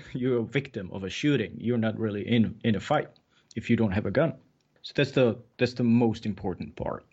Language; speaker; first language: English; non-native, fluent; Czech